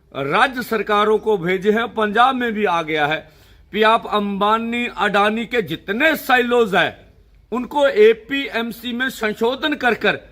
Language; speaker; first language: Hindi; non-native, local second language; Punjabi